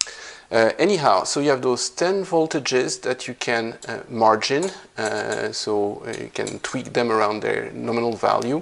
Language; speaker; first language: English; non-native, fluent; French